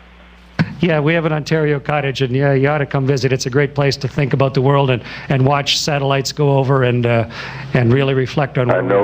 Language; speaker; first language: English; native; English